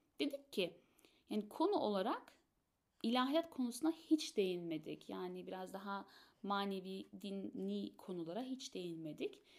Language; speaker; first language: Turkish; early bilingual, heritage; Turkish